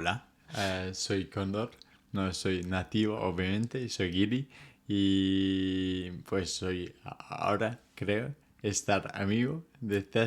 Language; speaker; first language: Spanish; non-native, fluent; English